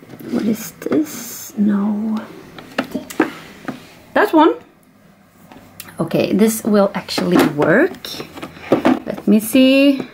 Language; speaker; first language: English; non-native, fluent; Swedish